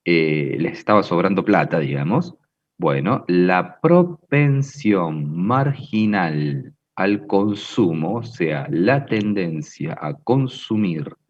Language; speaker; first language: Spanish; native; Spanish